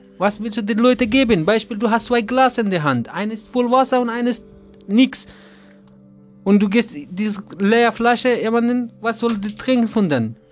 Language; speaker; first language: German; non-native, learner; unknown